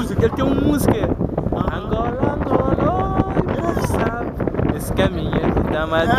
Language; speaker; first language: Portuguese; non-native, local second language; Kabuverdianu